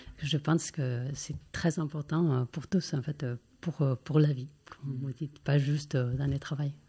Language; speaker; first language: French; non-native, fluent; Spanish